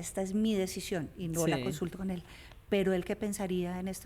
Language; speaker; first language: Spanish; native; Spanish